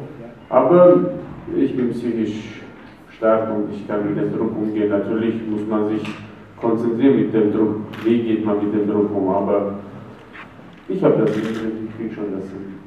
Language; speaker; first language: German; non-native, fluent; Armenian